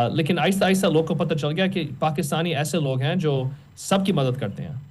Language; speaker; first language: Urdu; native; Urdu